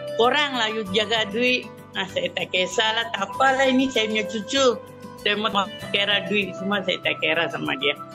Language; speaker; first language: Malay; non-native, local second language; Tamil